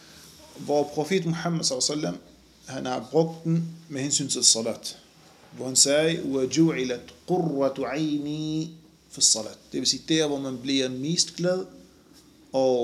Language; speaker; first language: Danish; non-native, fluent; Arabic